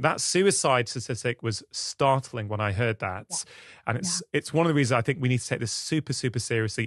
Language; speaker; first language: English; native; English